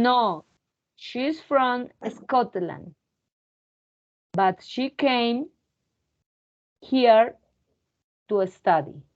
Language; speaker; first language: English; non-native, fluent; Spanish